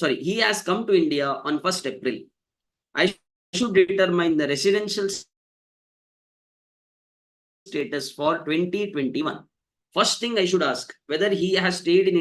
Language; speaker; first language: English; non-native, local second language; Kannada